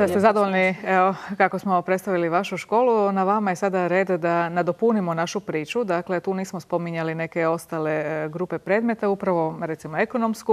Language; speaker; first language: Croatian; native; Croatian